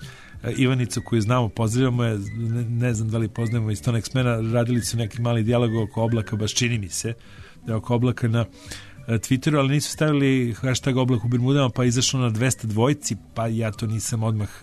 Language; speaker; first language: Serbian; native; Serbian